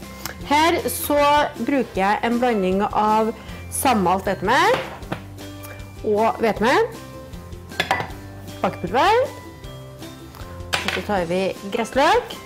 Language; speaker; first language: Norwegian; native; Norwegian